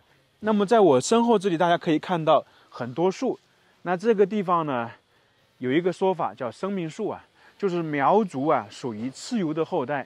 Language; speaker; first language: Chinese; native; Chinese